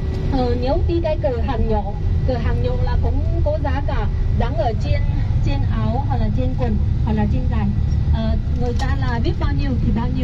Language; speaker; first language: Vietnamese; non-native, fluent; Chinese